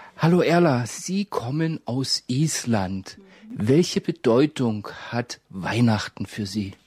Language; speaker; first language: German; native; German